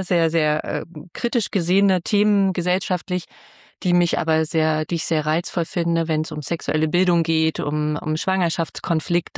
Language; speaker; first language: German; native; German